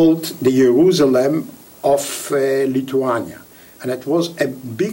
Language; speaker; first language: English; non-native, fluent; Yiddish